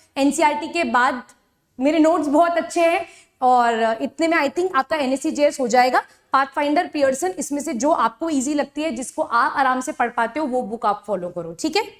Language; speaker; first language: Hindi; native; Hindi